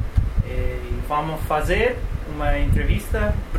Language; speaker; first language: Portuguese; non-native, learner; Spanish